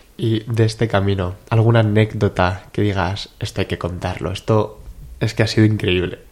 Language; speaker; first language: Spanish; native; Spanish